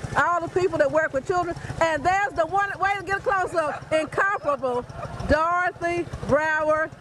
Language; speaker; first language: English; native; English